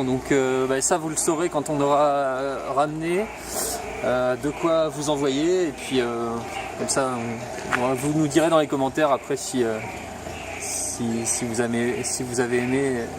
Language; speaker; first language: French; native; French